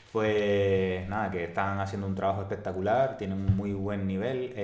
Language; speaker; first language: Spanish; native; Spanish